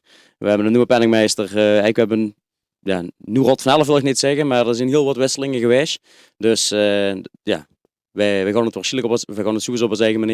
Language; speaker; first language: Dutch; native; Dutch